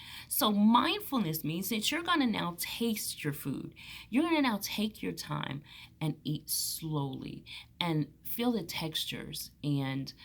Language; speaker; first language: English; native; English